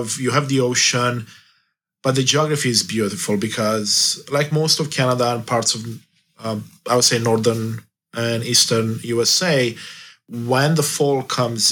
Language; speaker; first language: English; non-native, fluent; Romanian